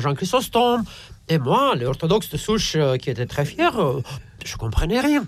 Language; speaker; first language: French; non-native, fluent; Romanian